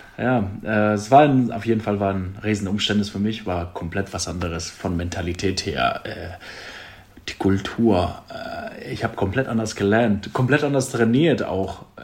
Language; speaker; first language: German; non-native, fluent; Greek